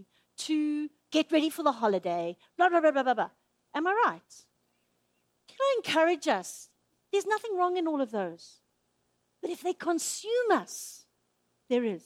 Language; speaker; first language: English; native; English